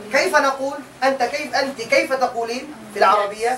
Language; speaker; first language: Arabic; non-native, fluent; Tausug